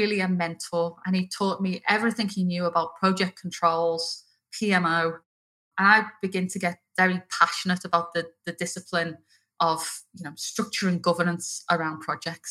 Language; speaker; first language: English; native; English